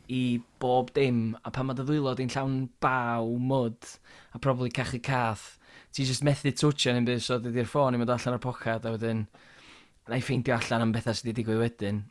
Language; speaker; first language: Welsh; native; Welsh